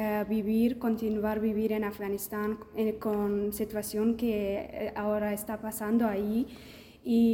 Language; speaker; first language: Spanish; non-native, learner; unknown